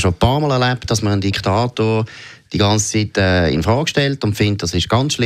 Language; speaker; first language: German; native; German